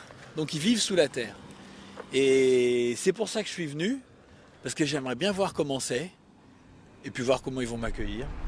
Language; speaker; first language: French; native; French